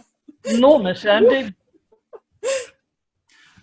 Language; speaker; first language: French; non-native, fluent; Dutch